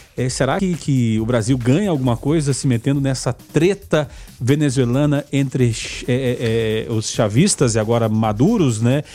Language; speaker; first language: Portuguese; native; Portuguese